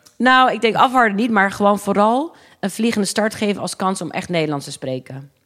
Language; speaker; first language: Dutch; early bilingual, other home language; English